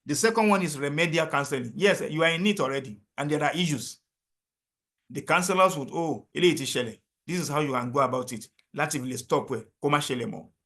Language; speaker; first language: English; non-native, local second language; Yoruba